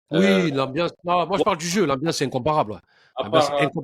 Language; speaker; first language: French; native; French